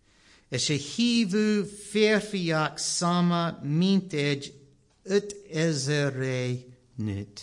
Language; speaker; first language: Hungarian; non-native, learner; English